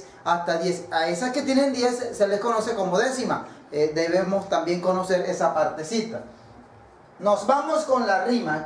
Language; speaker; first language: Spanish; native; Spanish